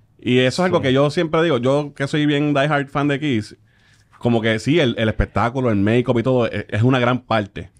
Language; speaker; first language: Spanish; native; Spanish